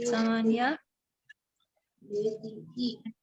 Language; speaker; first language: Arabic; non-native, learner; Urdu